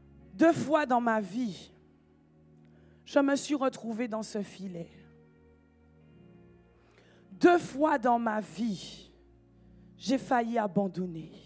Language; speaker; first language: French; native; French